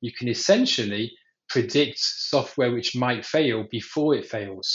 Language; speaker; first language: English; native; English